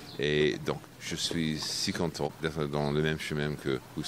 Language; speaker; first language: French; non-native, fluent; English